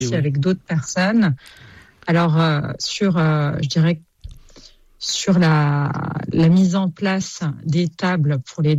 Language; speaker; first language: French; native; French